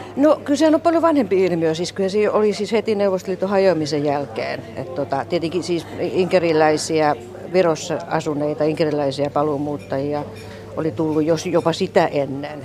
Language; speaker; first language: Finnish; native; Finnish